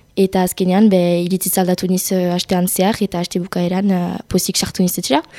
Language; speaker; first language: Basque; non-native, local second language; French